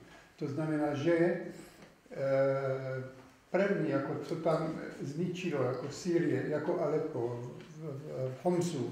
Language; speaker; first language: Czech; non-native, local second language; Arabic